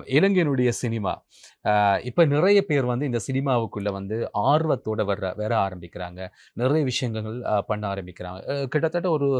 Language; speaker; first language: Tamil; native; Tamil